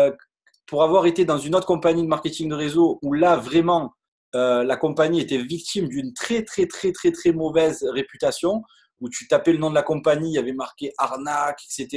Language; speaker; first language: French; native; French